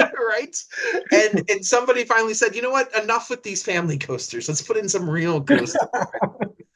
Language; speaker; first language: English; native; English